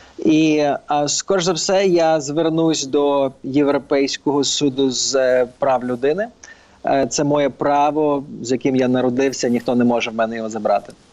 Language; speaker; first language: Ukrainian; early bilingual, heritage; Ukrainian